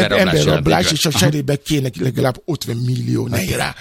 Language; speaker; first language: Hungarian; non-native, fluent; Yoruba